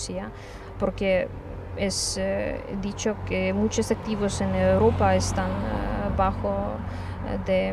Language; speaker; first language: Spanish; non-native, learner; Ukrainian